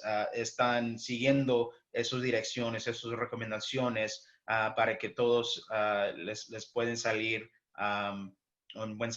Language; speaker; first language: Spanish; early bilingual, heritage; English